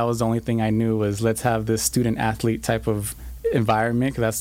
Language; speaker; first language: English; native; English